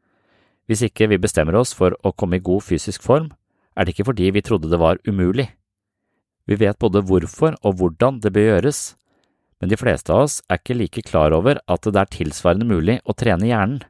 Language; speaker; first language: Norwegian; native; Norwegian